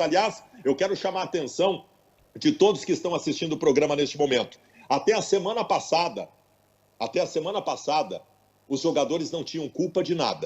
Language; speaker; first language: Portuguese; native; Portuguese